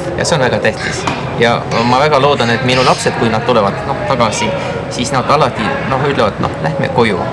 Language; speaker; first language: Estonian; non-native, local second language; Russian